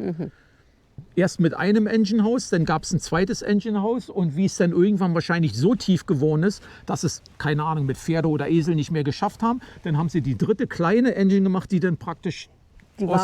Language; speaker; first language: German; native; German